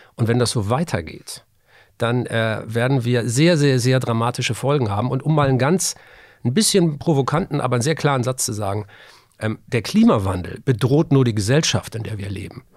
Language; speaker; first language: German; native; German